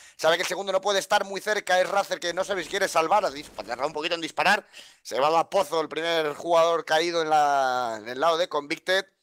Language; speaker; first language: Spanish; native; Spanish